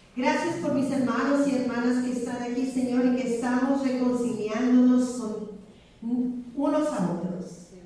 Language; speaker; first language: Spanish; native; Spanish